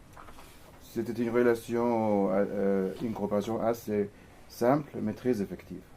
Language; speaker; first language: French; non-native, fluent; Arabic